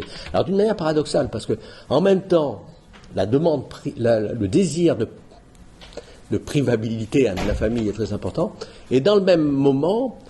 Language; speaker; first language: French; native; French